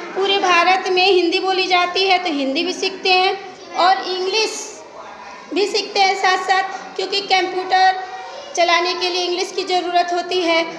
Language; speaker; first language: Hindi; non-native, local second language; Bhojpuri